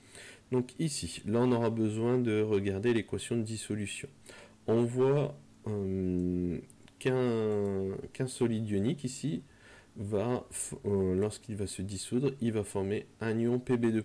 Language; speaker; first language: French; native; French